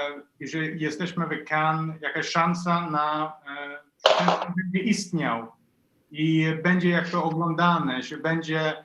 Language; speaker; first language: Polish; non-native, fluent; Swedish